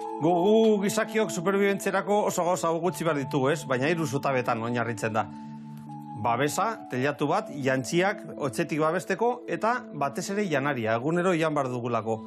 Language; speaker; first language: Basque; native; Basque